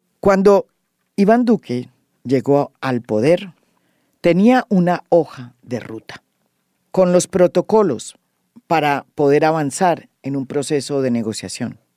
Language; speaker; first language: Spanish; native; Spanish